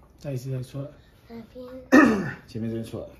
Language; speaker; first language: Chinese; native; Chinese